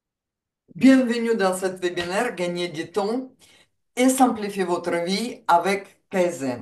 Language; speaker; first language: French; non-native, fluent; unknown